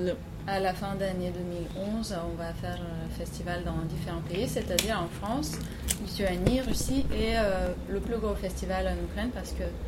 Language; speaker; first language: French; non-native, fluent; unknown